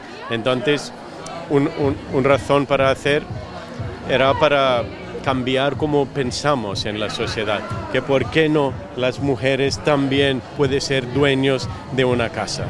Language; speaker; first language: Spanish; early bilingual, heritage; Spanish